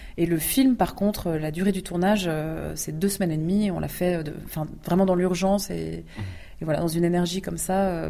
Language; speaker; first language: French; early bilingual, other home language; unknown